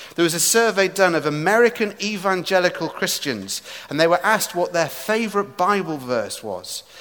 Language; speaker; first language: English; native; English